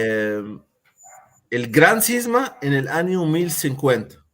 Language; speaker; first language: Spanish; non-native, fluent; Arabic